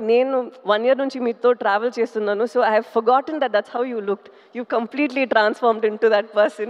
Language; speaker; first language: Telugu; non-native, fluent; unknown